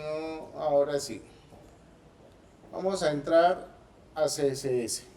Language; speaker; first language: Spanish; native; Spanish